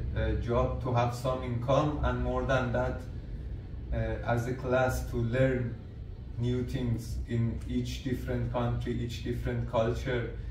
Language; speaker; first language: English; non-native, fluent; Persian